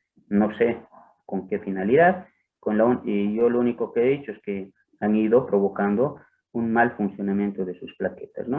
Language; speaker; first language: Spanish; native; Spanish